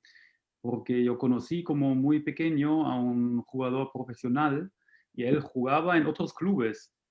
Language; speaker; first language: Spanish; non-native, fluent; German